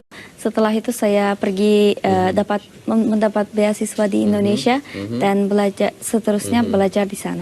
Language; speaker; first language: Indonesian; non-native, learner; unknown